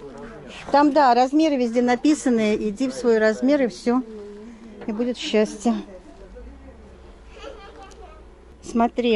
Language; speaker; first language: Russian; native; Russian